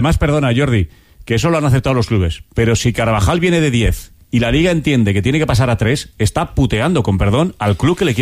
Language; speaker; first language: Spanish; native; Spanish